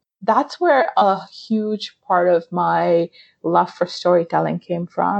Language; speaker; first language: English; non-native, local second language; Urdu